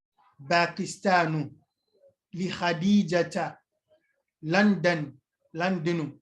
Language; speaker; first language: Arabic; non-native, fluent; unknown